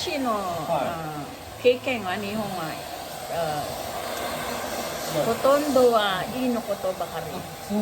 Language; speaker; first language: Japanese; non-native, learner; Filipino